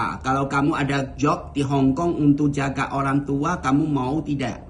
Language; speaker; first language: Indonesian; non-native, fluent; Cantonese